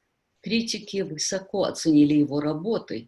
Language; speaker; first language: Russian; native; Russian